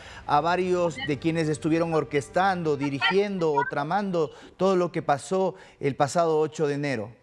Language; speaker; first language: Spanish; native; Spanish